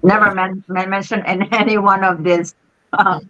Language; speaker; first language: English; non-native, fluent; Khmer